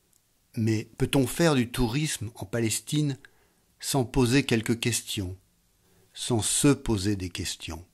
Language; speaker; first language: French; native; French